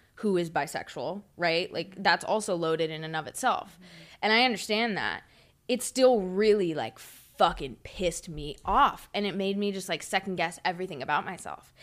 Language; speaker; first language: English; native; English